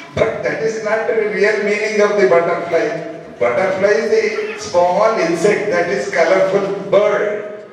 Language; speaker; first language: English; non-native, local second language; Telugu